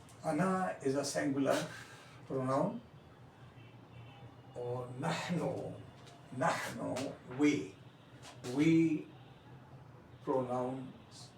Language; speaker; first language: English; non-native, local second language; Hindi